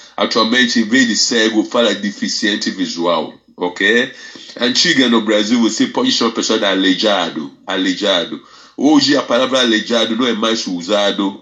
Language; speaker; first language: Portuguese; non-native, fluent; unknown